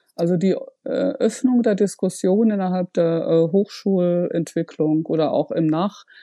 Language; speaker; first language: German; native; German